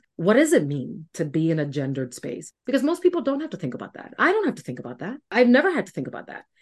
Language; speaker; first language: English; non-native, fluent; Spanish